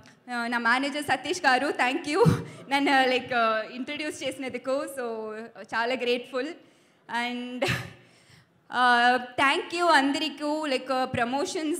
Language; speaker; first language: Telugu; non-native, learner; Tamil